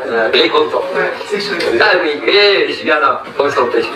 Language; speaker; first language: French; non-native, learner; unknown